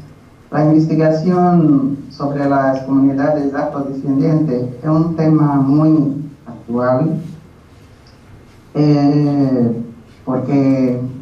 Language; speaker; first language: Spanish; non-native, learner; Portuguese